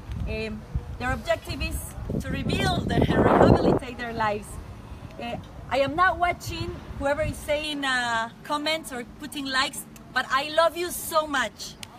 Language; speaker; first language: English; non-native, fluent; Spanish